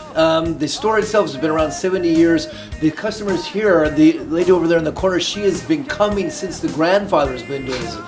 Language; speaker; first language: English; native; English